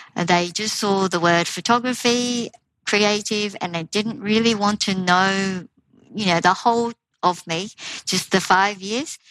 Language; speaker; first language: English; native; English